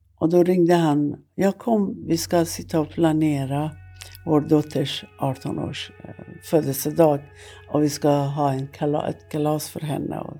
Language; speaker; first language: Swedish; non-native, fluent; Persian